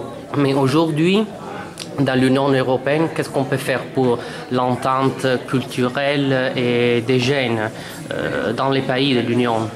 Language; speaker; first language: French; non-native, fluent; Italian